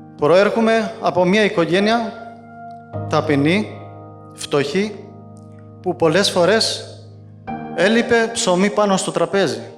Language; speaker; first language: Greek; non-native, fluent; Albanian